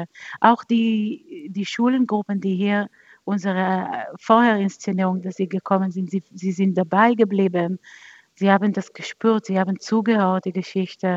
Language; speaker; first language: German; non-native, fluent; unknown